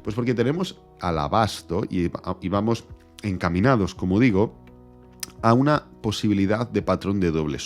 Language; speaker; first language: Spanish; native; Spanish